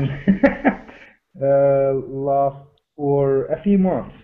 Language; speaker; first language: English; non-native, learner; Turkish